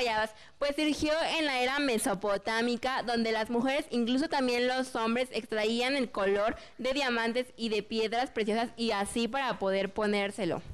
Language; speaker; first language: Spanish; native; Spanish